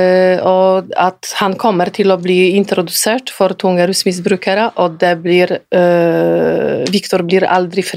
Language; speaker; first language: Norwegian; non-native, fluent; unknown